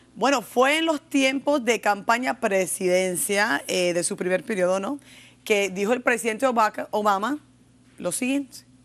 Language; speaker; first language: Spanish; early bilingual, heritage; Spanish